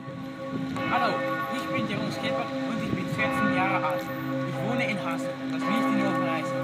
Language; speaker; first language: German; non-native, learner; Dutch